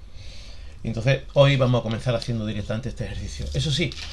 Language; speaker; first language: Spanish; native; Spanish